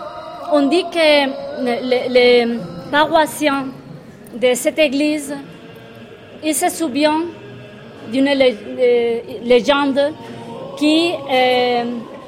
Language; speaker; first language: French; non-native, fluent; Spanish